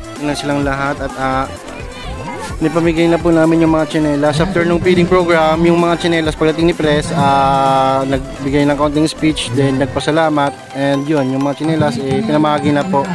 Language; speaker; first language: Filipino; non-native, local second language; Bikol